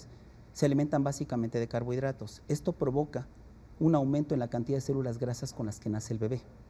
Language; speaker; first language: Spanish; native; Spanish